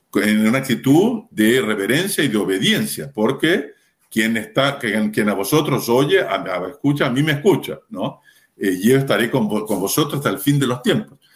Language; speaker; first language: Spanish; native; Spanish